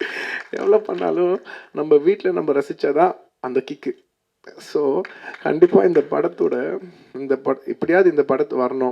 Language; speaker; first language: Tamil; non-native, local second language; Telugu